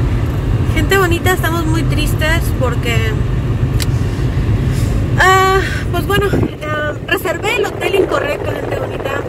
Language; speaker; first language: Spanish; native; Spanish